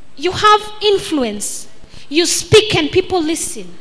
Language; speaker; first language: English; non-native, local second language; Swahili